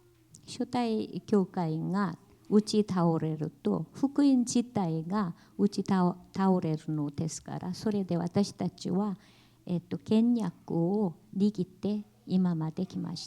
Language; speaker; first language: Japanese; non-native, learner; Korean